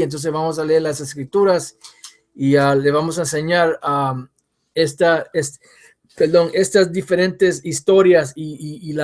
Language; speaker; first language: Spanish; early bilingual, heritage; English